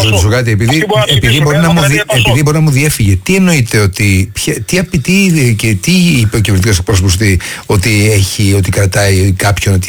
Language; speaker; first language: Greek; native; Greek